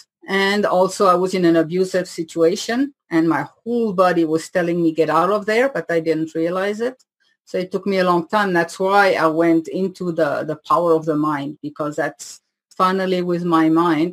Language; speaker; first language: English; non-native, fluent; French